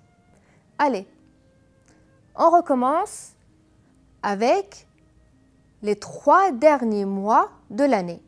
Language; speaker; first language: French; non-native, fluent; Arabic